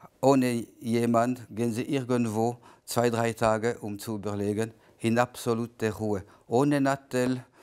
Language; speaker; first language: German; non-native, local second language; French